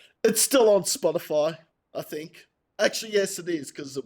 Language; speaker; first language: English; native; English